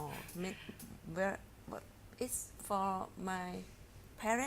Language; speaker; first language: English; non-native, learner; Thai